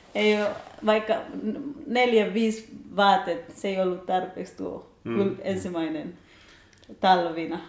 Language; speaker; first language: Finnish; non-native, fluent; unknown